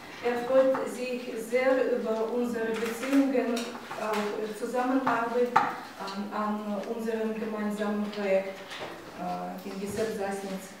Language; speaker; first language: German; non-native, fluent; Russian